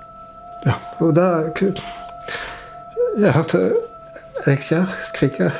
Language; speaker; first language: Norwegian; non-native, fluent; French